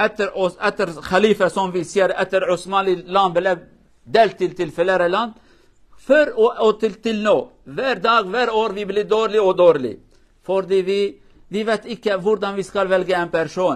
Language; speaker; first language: Norwegian; non-native, fluent; Kurdish